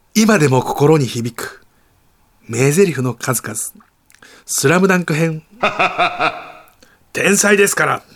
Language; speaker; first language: Japanese; native; Japanese